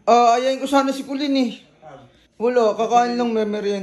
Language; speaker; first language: Filipino; native; Filipino